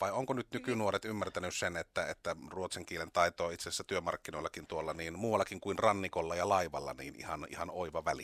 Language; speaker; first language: Finnish; native; Finnish